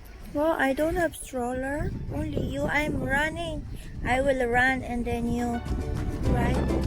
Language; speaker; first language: English; non-native, learner; Filipino